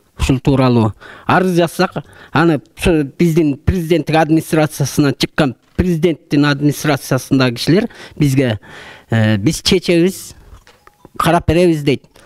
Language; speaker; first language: Kyrgyz; native; Kyrgyz